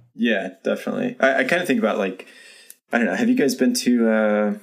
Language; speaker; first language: English; native; English